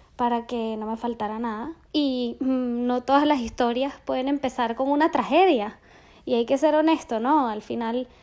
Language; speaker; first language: Spanish; native; Spanish